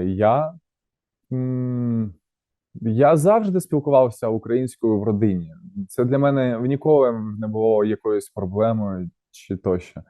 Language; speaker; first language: Ukrainian; native; Ukrainian